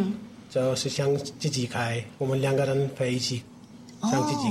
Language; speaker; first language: Chinese; non-native, learner; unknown